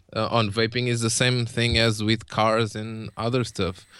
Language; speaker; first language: English; non-native, fluent; Portuguese